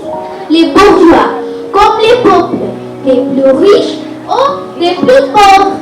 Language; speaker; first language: French; non-native, learner; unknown